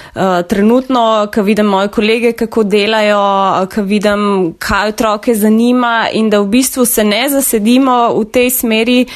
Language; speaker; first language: Slovenian; native; Slovenian